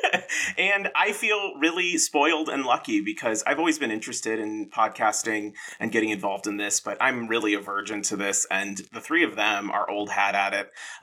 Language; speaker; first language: English; native; English